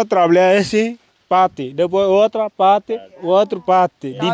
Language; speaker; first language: Portuguese; non-native, learner; Vietnamese